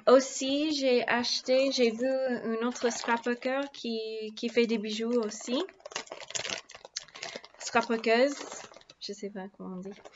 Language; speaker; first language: French; non-native, learner; English